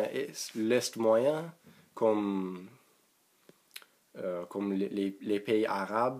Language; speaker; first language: French; non-native, learner; English